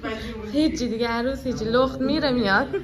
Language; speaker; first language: Persian; native; Persian